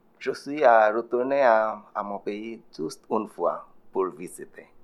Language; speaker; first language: French; non-native, learner; Bangla